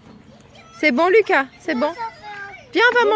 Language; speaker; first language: French; native; French